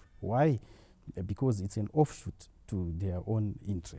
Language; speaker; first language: English; non-native, local second language; Shona